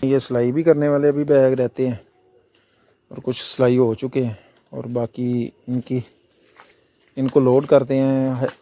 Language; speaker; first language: Hindi; non-native, local second language; Punjabi